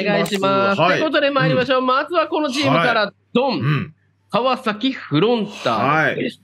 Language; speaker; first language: Japanese; native; Japanese